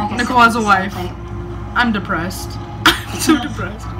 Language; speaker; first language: English; native; English